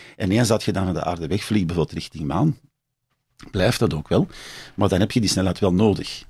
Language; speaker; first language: Dutch; native; Dutch